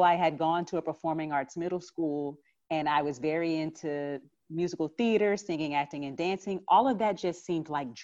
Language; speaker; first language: English; native; English